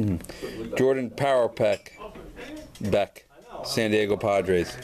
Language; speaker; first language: English; native; English